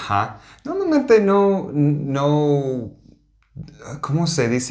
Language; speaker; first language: Spanish; non-native, fluent; English